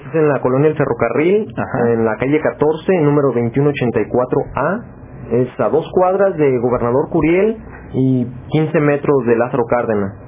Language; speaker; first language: Spanish; native; Spanish